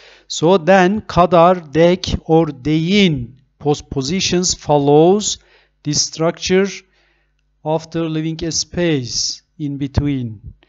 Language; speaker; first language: English; non-native, fluent; Turkish